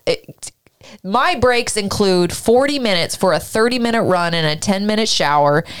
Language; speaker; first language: English; native; English